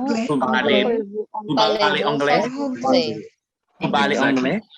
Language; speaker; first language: French; non-native, learner; Burmese